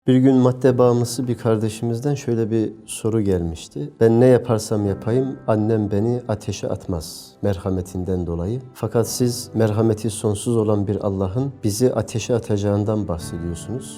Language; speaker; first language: Turkish; native; Turkish